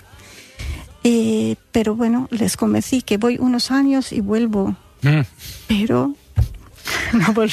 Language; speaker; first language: Spanish; non-native, fluent; Arabic